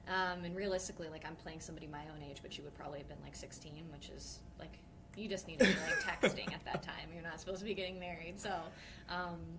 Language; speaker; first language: English; native; English